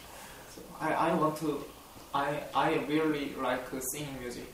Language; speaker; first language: English; non-native, learner; Korean